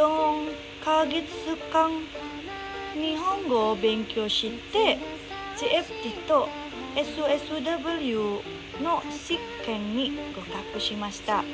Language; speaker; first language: Japanese; non-native, learner; Indonesian